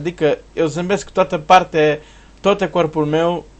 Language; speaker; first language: Romanian; non-native, learner; Portuguese